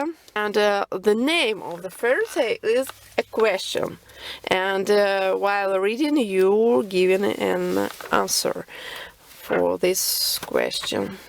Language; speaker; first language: English; non-native, local second language; Russian